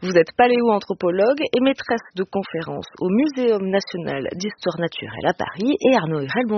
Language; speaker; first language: French; native; French